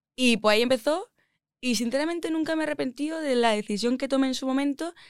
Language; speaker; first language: Spanish; native; Spanish